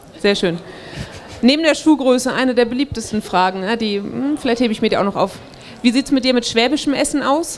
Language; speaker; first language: German; native; German